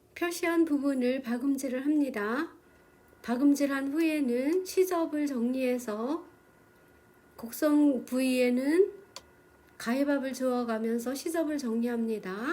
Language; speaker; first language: Korean; native; Korean